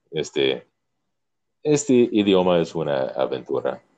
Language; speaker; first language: Spanish; non-native, learner; English